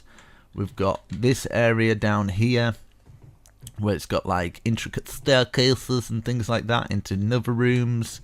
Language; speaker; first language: English; native; English